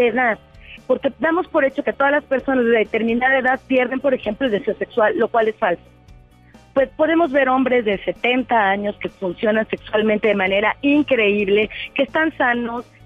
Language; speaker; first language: Spanish; native; Spanish